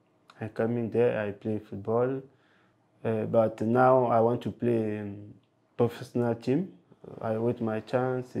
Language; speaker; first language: English; non-native, local second language; French